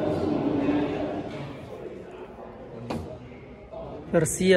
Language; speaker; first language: Arabic; non-native, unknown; Indonesian